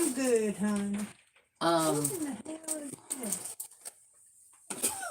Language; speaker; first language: English; native; English